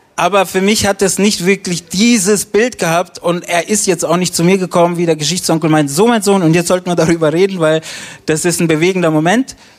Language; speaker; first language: German; early bilingual, other home language; Romany